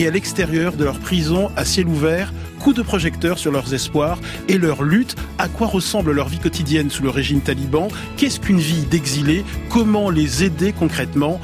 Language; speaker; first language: French; native; French